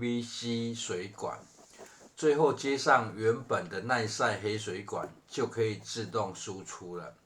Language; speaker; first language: Chinese; native; Chinese